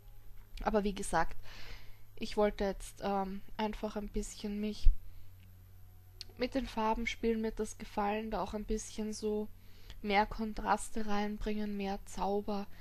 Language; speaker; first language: German; native; German